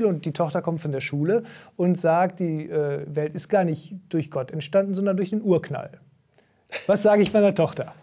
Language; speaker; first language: German; native; German